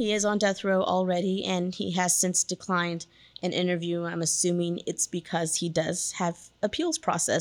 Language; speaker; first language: English; native; English